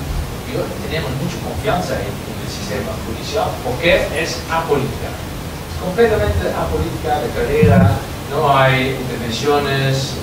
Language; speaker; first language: Spanish; non-native, learner; Dutch